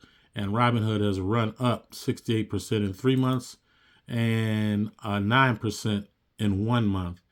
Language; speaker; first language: English; native; English